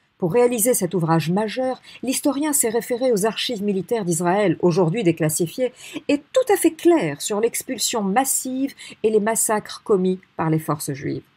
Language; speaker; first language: French; non-native, local second language; Arabic